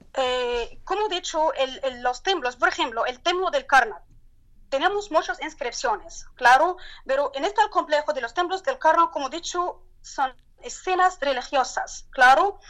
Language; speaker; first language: Spanish; non-native, learner; Turkish